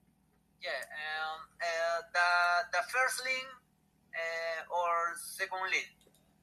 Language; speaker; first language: English; non-native, learner; Spanish